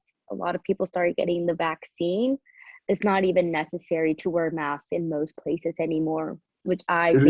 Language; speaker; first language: English; early bilingual, other home language; Spanish